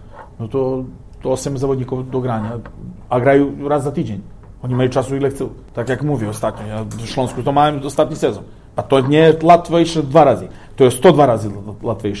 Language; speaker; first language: Polish; non-native, fluent; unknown